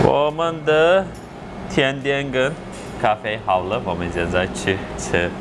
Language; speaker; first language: Chinese; non-native, fluent; Turkish